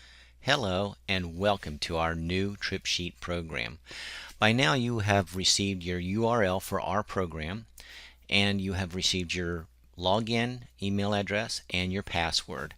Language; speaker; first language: English; native; English